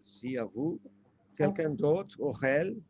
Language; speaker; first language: French; non-native, learner; English